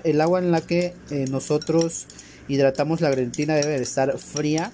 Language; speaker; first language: Spanish; native; Spanish